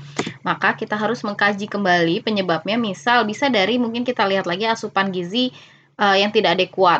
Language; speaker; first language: Indonesian; native; Indonesian